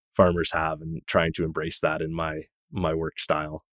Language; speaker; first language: English; native; English